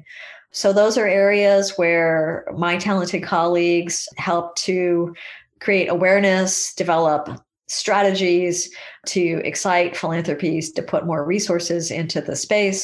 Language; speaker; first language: English; native; English